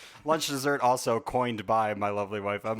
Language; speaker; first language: English; native; English